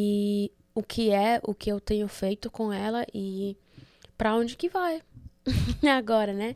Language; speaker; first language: Portuguese; early bilingual, heritage; Portuguese